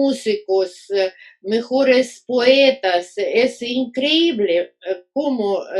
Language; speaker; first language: Spanish; non-native, fluent; Russian